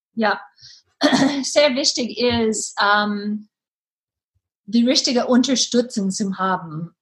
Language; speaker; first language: German; non-native, learner; English